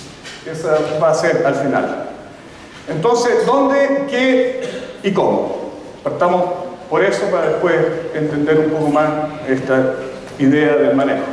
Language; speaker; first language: Spanish; native; Spanish